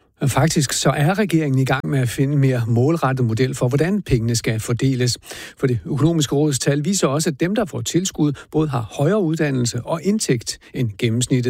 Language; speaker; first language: Danish; native; Danish